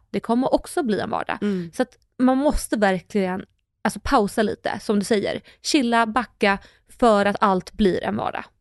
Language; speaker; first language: Swedish; early bilingual, other home language; Russian